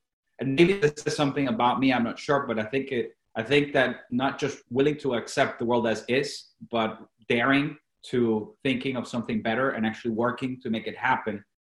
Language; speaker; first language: English; non-native, fluent; Spanish